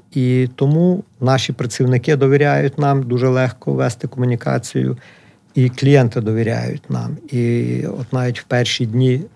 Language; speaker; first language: Ukrainian; native; Ukrainian